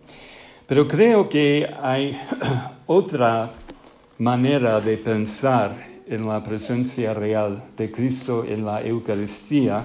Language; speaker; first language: Spanish; non-native, fluent; English